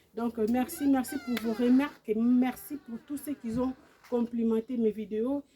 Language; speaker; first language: French; non-native, local second language; Lingala